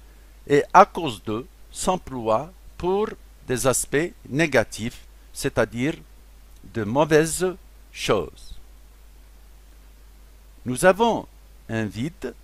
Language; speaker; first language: French; non-native, local second language; Arabic